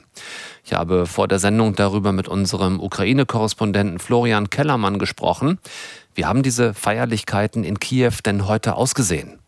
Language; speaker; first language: German; native; German